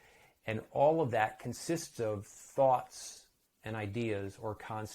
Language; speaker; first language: English; native; English